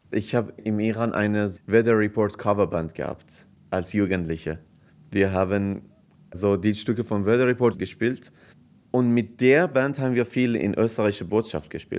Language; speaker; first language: German; non-native, fluent; Persian